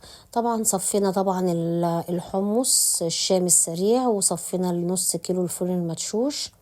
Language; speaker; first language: Arabic; native; Arabic